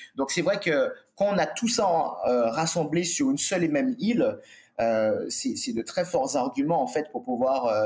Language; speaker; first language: French; native; French